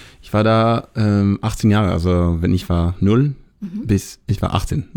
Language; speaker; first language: German; non-native, learner; Hebrew